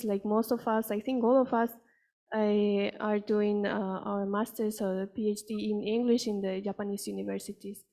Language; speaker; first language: English; non-native, fluent; Spanish